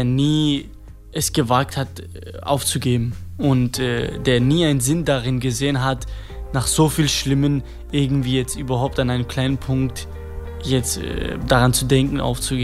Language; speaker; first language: German; non-native, fluent; Kurdish